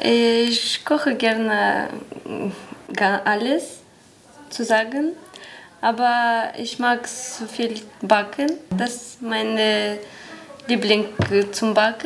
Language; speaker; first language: German; non-native, learner; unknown